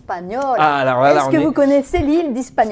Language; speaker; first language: French; native; French